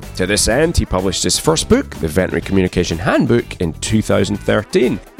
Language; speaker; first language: English; native; English